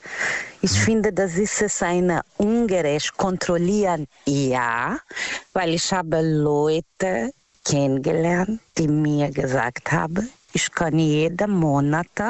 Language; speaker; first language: German; non-native, fluent; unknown